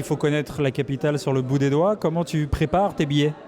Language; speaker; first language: French; native; French